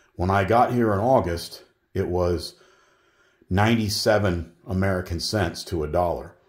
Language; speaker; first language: English; native; English